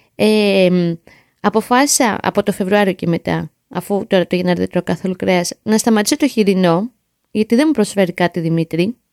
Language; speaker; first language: Greek; native; Greek